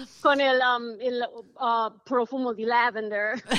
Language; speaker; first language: Italian; non-native, learner; English